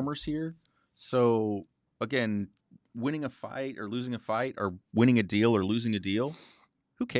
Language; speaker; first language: English; native; English